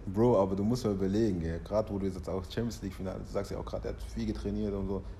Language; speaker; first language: German; early bilingual, other home language; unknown